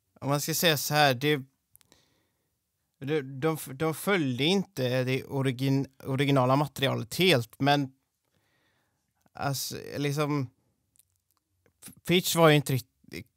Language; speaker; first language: Swedish; native; Swedish